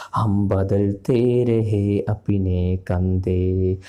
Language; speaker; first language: Hindi; non-native, local second language; Malayalam